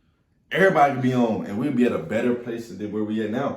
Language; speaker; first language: English; native; English